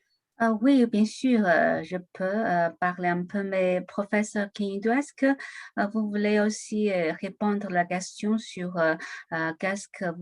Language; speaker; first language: French; non-native, learner; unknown